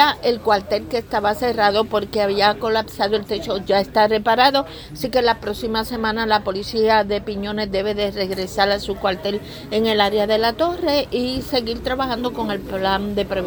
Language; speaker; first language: Spanish; native; Spanish